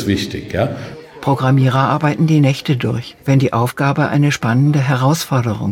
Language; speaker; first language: German; native; German